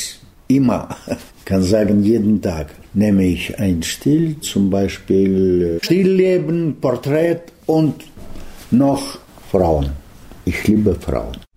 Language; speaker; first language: German; non-native, learner; Russian